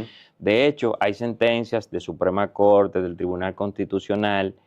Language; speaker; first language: Spanish; native; Spanish